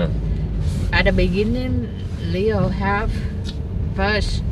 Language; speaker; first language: English; non-native, learner; Vietnamese